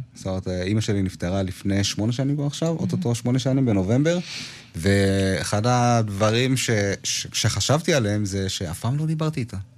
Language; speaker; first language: Hebrew; early bilingual, other home language; Amharic